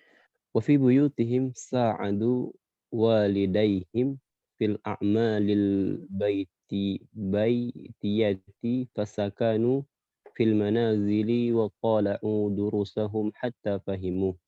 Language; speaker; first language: Arabic; non-native, learner; Indonesian